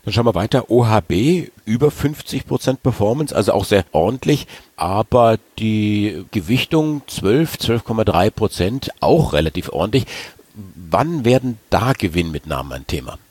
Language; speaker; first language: German; native; German